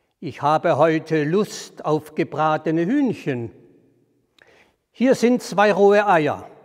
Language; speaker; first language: German; native; German